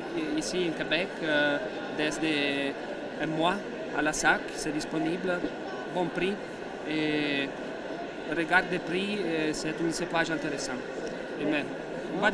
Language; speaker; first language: French; non-native, learner; Italian